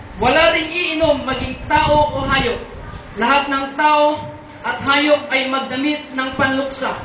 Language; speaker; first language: Filipino; non-native, local second language; Iloko